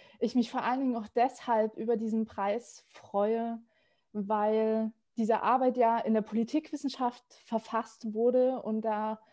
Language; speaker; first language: German; native; German